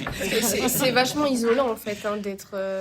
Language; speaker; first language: French; native; French